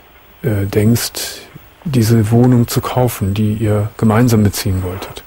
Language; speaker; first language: German; native; German